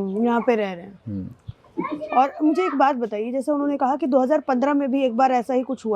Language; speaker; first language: Hindi; native; Hindi